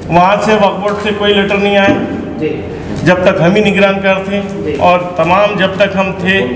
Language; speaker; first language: Hindi; non-native, local second language; Urdu